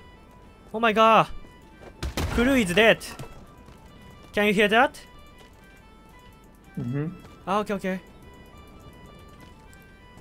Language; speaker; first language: English; non-native, learner; Japanese